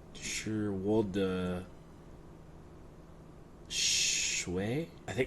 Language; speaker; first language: Chinese; non-native, learner; English